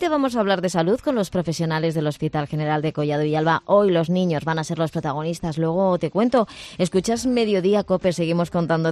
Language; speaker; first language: Spanish; native; Spanish